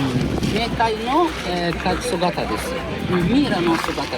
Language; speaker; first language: Japanese; non-native, learner; Arabic